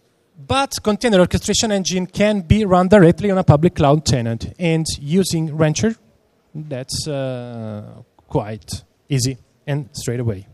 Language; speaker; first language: English; non-native, fluent; Italian